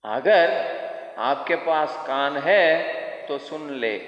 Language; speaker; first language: Hindi; non-native, local second language; Kannada